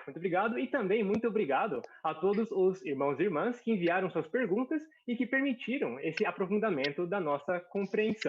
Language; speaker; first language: Portuguese; native; Portuguese